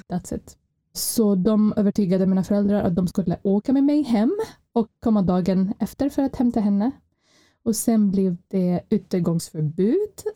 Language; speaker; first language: Swedish; non-native, fluent; Arabic